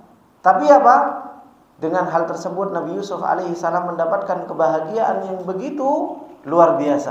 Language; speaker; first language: Indonesian; native; Indonesian